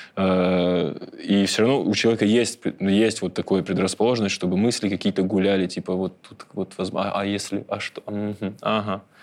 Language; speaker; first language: Russian; native; Russian